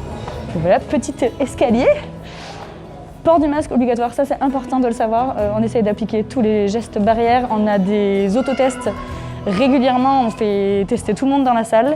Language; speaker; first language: French; native; French